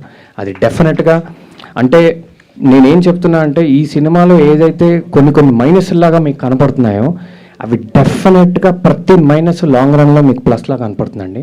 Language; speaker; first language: Telugu; native; Telugu